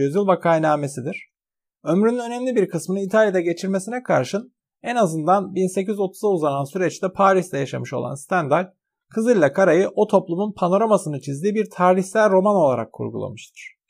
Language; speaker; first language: Turkish; native; Turkish